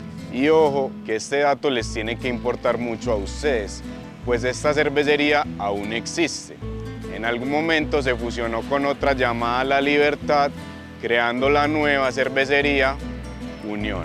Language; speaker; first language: Spanish; native; Spanish